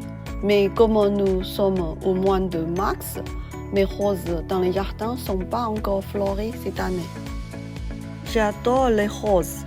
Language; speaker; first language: French; non-native, fluent; Chinese